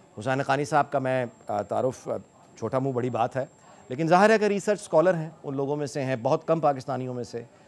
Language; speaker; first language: Urdu; native; Urdu